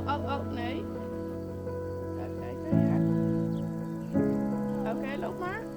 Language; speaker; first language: Dutch; native; Dutch